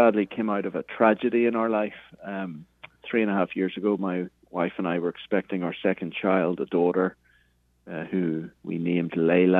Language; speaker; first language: English; native; English